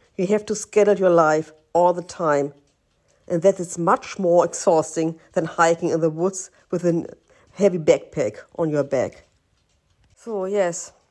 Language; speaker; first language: English; non-native, learner; German